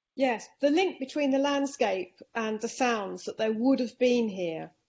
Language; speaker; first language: English; non-native, fluent; Dutch